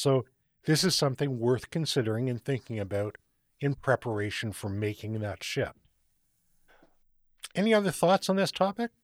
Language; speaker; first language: English; native; English